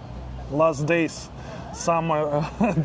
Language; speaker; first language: English; non-native, learner; Russian